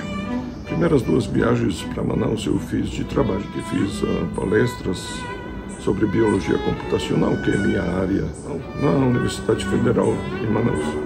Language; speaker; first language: Portuguese; non-native, fluent; Serbian